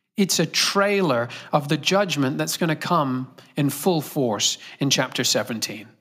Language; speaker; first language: English; native; English